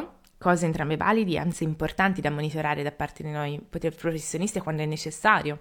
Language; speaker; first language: Italian; native; Italian